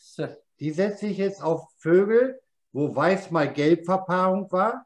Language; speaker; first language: German; native; German